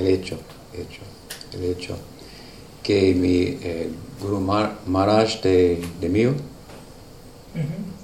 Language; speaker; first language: Spanish; non-native, learner; English